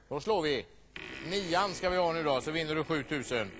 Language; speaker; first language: Swedish; native; Swedish